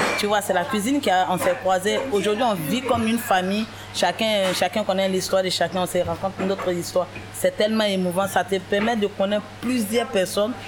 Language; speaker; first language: French; non-native, local second language; Bambara